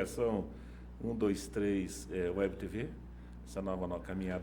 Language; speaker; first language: Portuguese; native; Portuguese